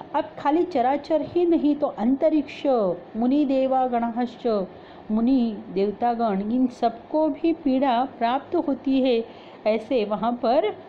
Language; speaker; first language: Hindi; non-native, local second language; Marathi